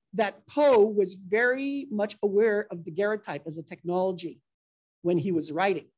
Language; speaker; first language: English; native; English